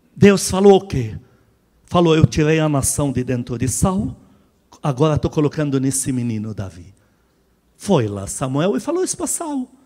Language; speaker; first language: Portuguese; non-native, fluent; Arabic